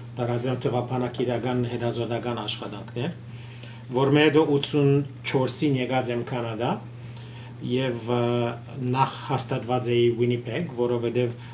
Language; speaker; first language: Armenian; early bilingual, heritage; Armenian